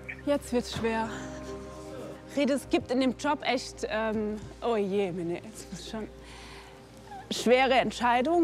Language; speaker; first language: German; native; German